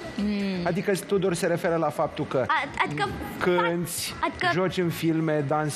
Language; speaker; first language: Romanian; native; Romanian